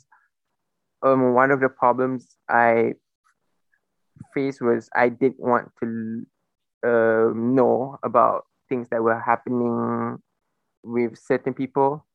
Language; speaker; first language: English; non-native, local second language; Malay